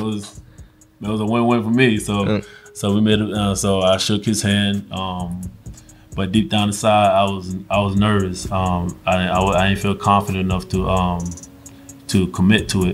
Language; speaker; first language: English; early bilingual, other home language; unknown